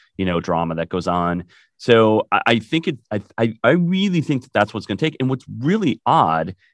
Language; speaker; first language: English; native; English